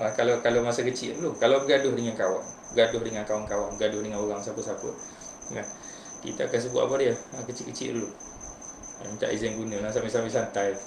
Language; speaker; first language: Malay; native; Malay